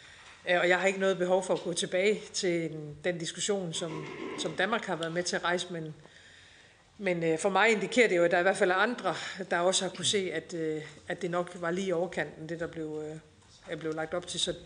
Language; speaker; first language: Danish; native; Danish